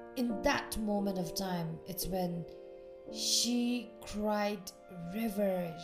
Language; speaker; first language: English; non-native, fluent; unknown